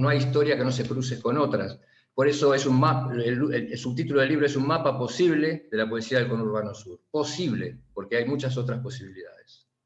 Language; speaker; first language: Spanish; native; Spanish